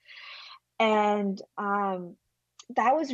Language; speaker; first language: English; non-native, fluent; Chinese